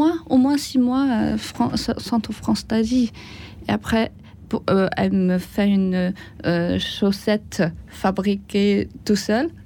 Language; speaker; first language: French; non-native, learner; Chinese